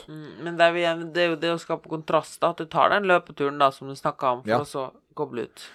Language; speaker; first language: Norwegian; native; Norwegian